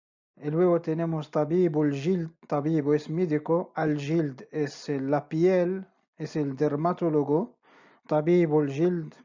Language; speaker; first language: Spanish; non-native, fluent; Arabic